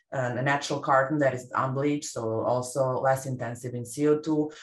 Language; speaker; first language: English; non-native, fluent; Serbian